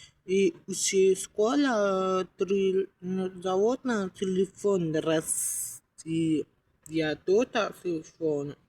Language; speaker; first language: Russian; non-native, learner; Uzbek